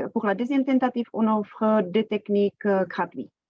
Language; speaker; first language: French; non-native, fluent; Czech